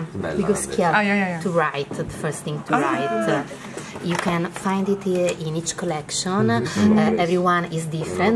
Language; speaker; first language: English; non-native, learner; Italian